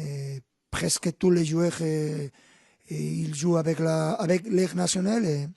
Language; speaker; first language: French; non-native, fluent; Spanish